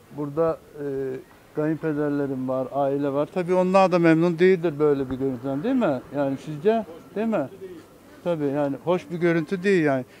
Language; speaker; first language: Turkish; native; Turkish